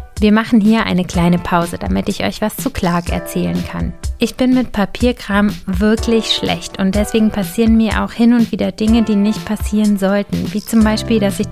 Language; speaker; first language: German; native; German